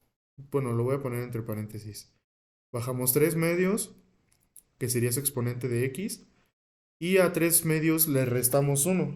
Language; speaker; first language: Spanish; native; Spanish